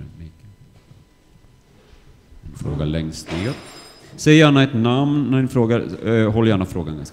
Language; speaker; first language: Swedish; native; Swedish